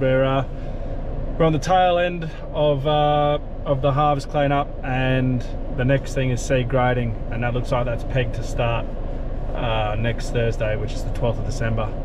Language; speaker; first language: English; native; English